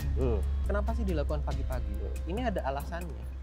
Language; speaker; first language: Indonesian; native; Indonesian